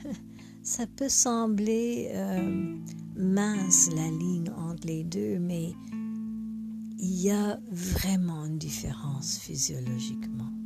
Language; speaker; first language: French; non-native, fluent; English